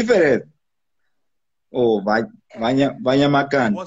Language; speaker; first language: English; non-native, learner; Spanish